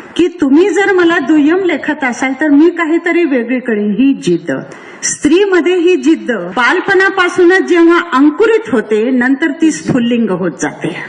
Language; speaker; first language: Marathi; non-native, local second language; Urdu